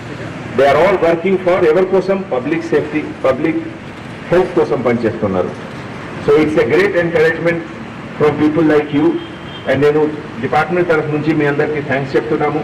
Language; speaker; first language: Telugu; non-native, local second language; Hindi